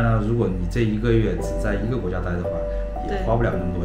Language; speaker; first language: Chinese; native; Chinese